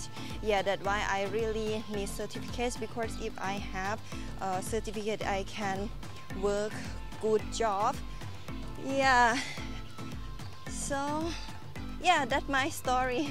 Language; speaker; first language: English; non-native, learner; Thai